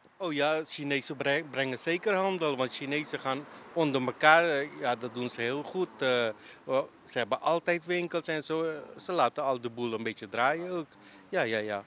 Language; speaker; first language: Dutch; early bilingual, other home language; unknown